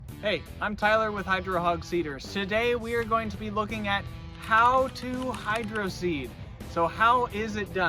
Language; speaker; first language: English; native; English